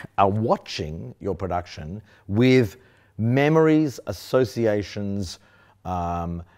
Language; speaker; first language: English; native; English